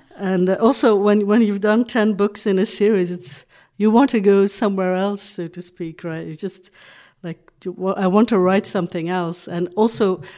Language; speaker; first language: English; non-native, fluent; Dutch